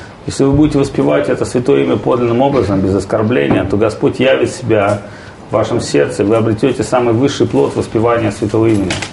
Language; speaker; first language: Russian; native; Russian